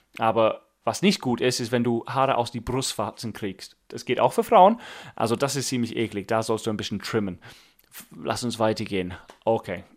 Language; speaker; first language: German; non-native, fluent; English